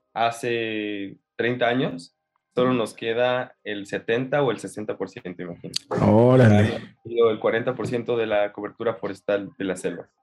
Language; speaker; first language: Spanish; native; Spanish